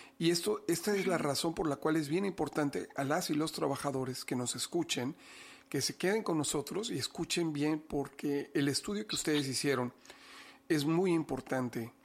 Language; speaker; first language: Spanish; native; Spanish